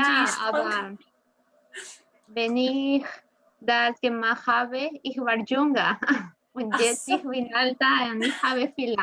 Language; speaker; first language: German; non-native, learner; Spanish